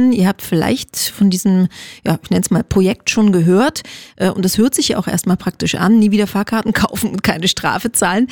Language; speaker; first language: German; native; German